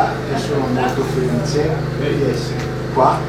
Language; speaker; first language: Italian; non-native, fluent; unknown